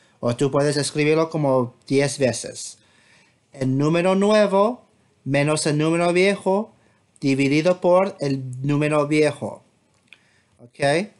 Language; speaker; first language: Spanish; non-native, fluent; English